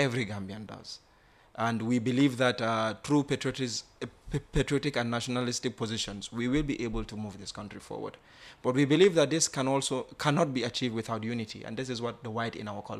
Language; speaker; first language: English; non-native, local second language; Wolof